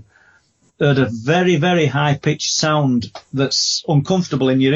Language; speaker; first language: English; native; English